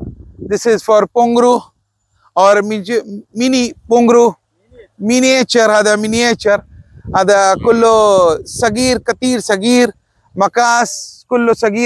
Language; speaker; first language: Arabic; non-native, learner; Urdu